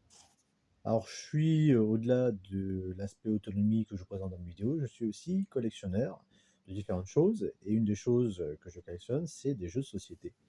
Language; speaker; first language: French; native; French